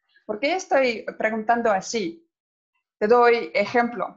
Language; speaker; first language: Spanish; non-native, fluent; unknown